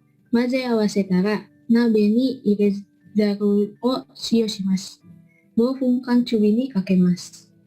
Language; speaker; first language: Japanese; non-native, learner; Indonesian